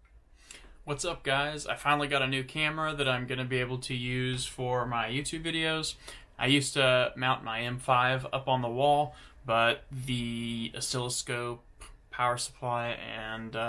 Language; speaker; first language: English; native; English